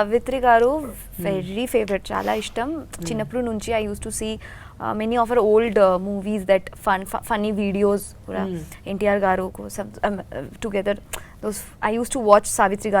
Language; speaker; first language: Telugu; non-native, learner; Bangla